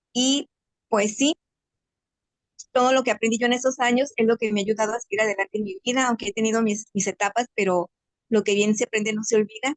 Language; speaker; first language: Spanish; native; Spanish